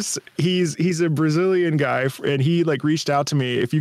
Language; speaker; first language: English; early bilingual, other home language; Italian